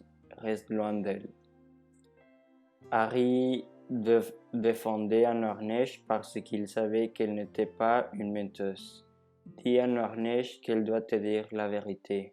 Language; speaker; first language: French; non-native, learner; Spanish